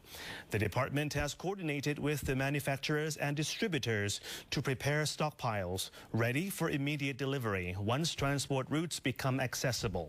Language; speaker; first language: English; non-native, fluent; Thai